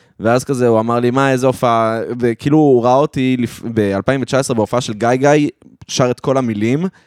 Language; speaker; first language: Hebrew; early bilingual, other home language; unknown